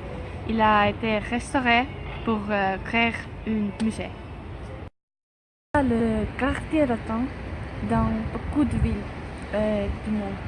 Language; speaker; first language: French; non-native, learner; Estonian